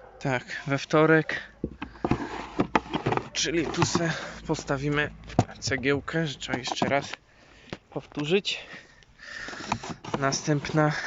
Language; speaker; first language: Polish; native; Polish